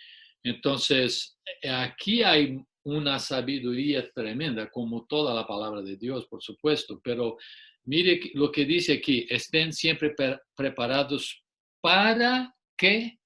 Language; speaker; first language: Spanish; non-native, fluent; English